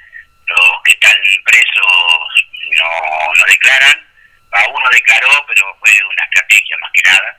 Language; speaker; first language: Spanish; native; Spanish